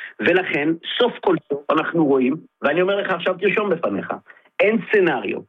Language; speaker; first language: Hebrew; native; Hebrew